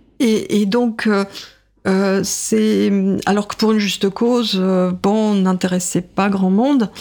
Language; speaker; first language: French; non-native, fluent; Russian